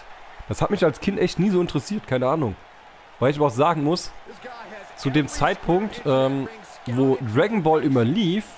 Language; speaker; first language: German; native; German